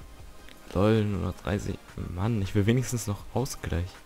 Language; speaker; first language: German; native; German